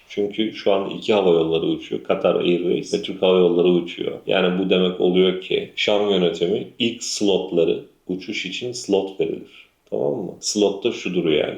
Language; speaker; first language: Turkish; native; Turkish